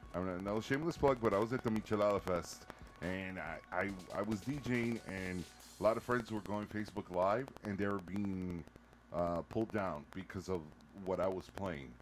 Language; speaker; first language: English; early bilingual, other home language; Spanish